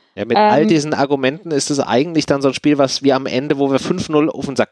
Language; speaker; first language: German; native; German